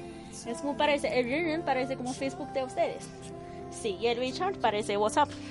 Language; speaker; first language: Spanish; non-native, fluent; Chinese